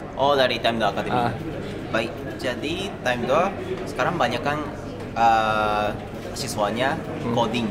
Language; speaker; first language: Indonesian; non-native, fluent; Japanese